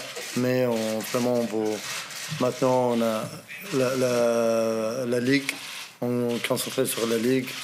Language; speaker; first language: French; non-native, learner; Arabic